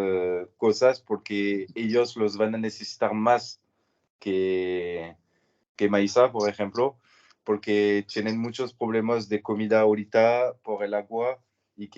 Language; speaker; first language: Spanish; non-native, learner; French